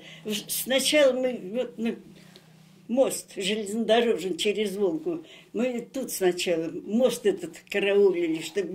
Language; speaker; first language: Russian; native; Russian